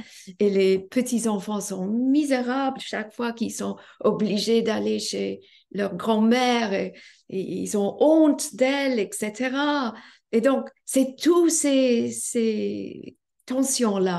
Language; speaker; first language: French; non-native, fluent; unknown